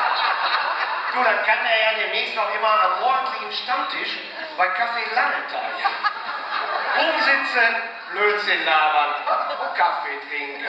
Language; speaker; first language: German; native; German